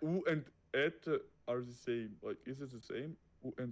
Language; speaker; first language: English; non-native, learner; Russian